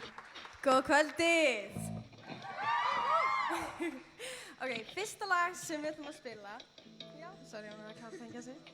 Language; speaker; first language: Icelandic; native; Icelandic